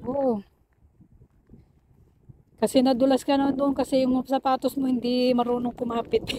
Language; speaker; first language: Filipino; native; Filipino